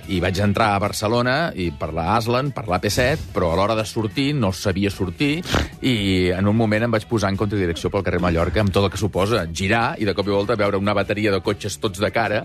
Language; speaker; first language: Catalan; native; Catalan